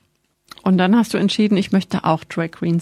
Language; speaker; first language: German; native; German